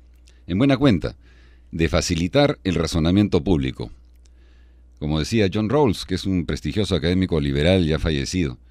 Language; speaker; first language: Spanish; native; Spanish